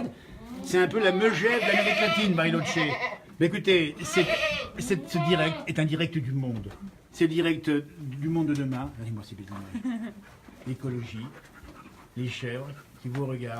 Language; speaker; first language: French; native; French